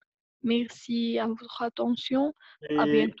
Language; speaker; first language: French; non-native, local second language; Arabic